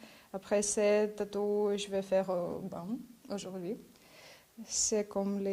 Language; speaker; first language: French; non-native, learner; Ukrainian